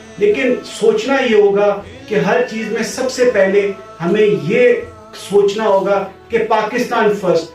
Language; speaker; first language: Urdu; native; Urdu